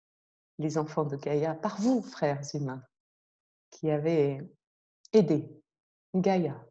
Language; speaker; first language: French; native; French